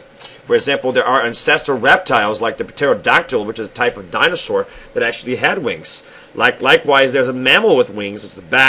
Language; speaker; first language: English; non-native, fluent; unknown